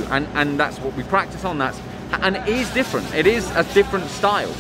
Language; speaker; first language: English; native; English